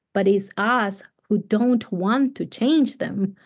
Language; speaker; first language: English; non-native, fluent; Spanish